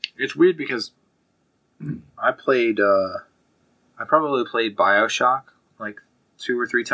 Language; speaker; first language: English; native; English